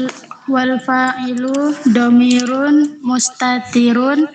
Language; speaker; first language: Arabic; non-native, learner; Indonesian